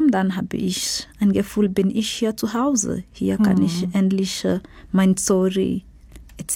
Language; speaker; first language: German; non-native, fluent; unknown